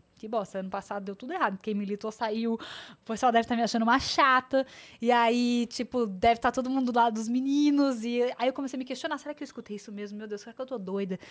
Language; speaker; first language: Portuguese; native; Portuguese